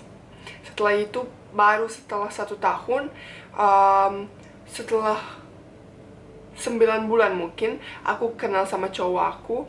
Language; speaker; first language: Indonesian; non-native, fluent; Bosnian